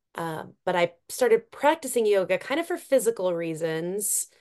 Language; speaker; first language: English; native; English